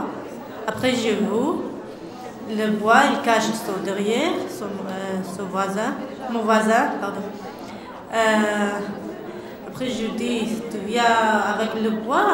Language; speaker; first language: French; non-native, learner; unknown